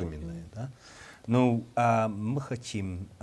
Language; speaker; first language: Russian; non-native, fluent; English